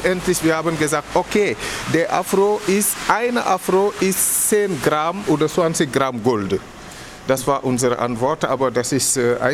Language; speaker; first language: German; non-native, fluent; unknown